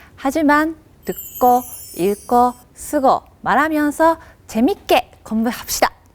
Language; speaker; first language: Korean; non-native, fluent; Japanese